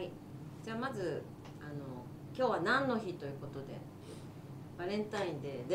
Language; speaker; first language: Japanese; native; Japanese